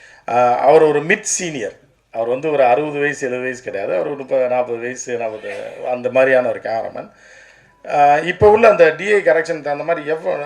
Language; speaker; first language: Tamil; native; Tamil